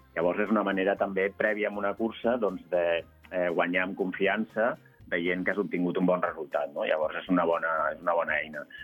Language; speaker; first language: Catalan; native; Catalan